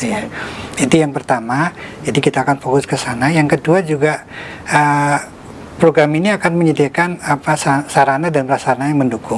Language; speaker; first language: Indonesian; native; Indonesian